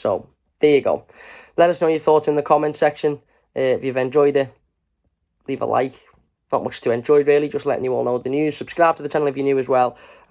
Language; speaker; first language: English; native; English